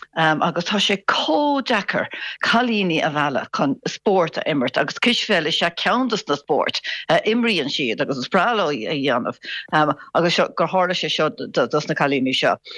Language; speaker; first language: Irish; non-native, local second language; English